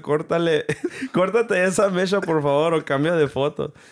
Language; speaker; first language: Spanish; early bilingual, heritage; Spanish